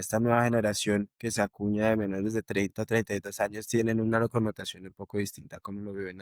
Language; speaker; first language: Spanish; native; Spanish